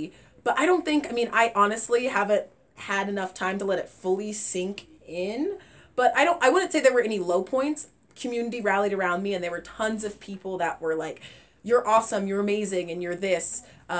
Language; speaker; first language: English; native; English